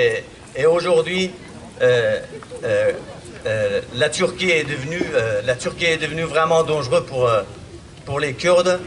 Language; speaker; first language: French; non-native, fluent; Kurdish